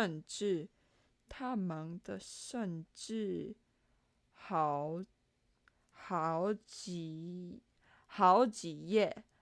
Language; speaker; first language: Chinese; non-native, learner; English